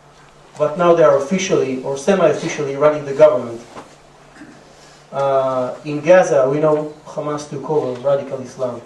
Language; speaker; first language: English; non-native, fluent; Hebrew